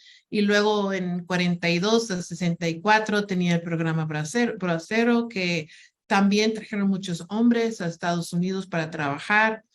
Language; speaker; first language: Spanish; non-native, fluent; English